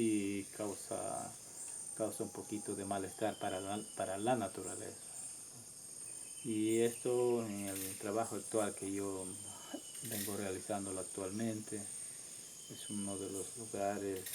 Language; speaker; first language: Spanish; non-native, local second language; Quechua